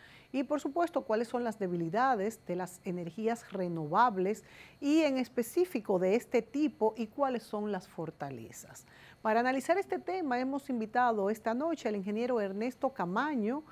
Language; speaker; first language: Spanish; native; Spanish